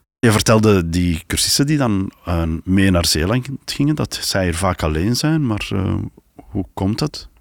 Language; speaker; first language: Dutch; native; Dutch